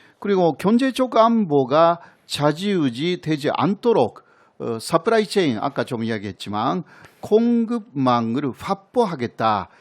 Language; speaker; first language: Korean; non-native, fluent; Japanese